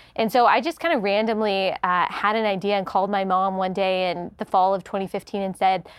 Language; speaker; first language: English; native; English